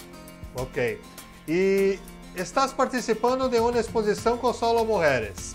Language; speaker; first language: Spanish; non-native, learner; Portuguese